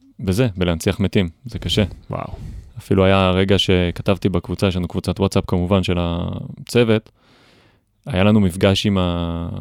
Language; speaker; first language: Hebrew; native; Hebrew